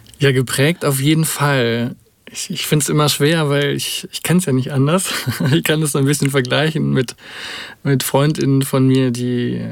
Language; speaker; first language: German; native; German